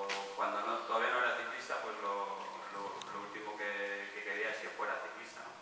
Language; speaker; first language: Spanish; native; Spanish